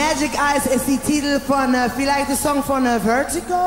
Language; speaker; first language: German; non-native, learner; English